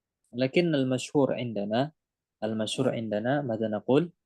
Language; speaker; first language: Arabic; non-native, fluent; Indonesian